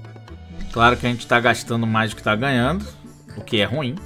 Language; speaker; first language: Portuguese; native; Portuguese